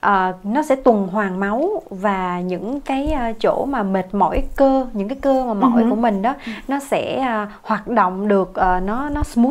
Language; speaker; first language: Vietnamese; native; Vietnamese